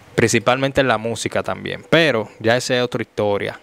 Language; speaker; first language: Spanish; native; Spanish